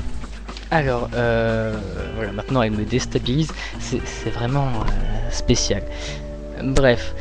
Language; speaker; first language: French; native; French